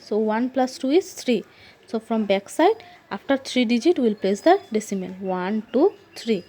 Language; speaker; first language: English; non-native, local second language; Assamese